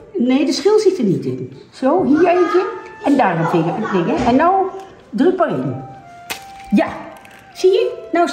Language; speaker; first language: Dutch; native; Dutch